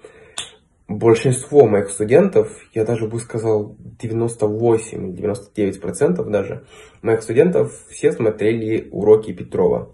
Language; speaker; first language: Russian; non-native, fluent; Italian